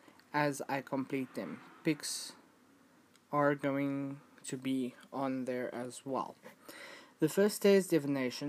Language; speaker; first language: English; non-native, fluent; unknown